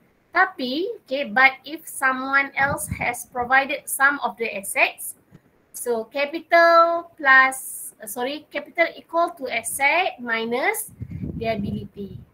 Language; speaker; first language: English; non-native, local second language; Malay